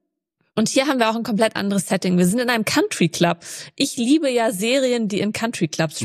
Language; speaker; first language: German; native; German